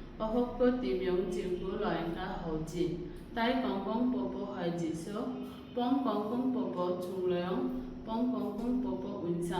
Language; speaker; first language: Cantonese; non-native, learner; Bangla